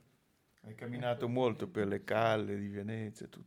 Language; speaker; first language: Italian; non-native, fluent; Portuguese